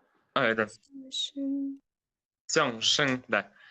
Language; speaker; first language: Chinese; non-native, learner; Kyrgyz